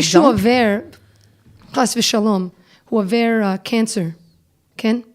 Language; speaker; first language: Hebrew; non-native, fluent; English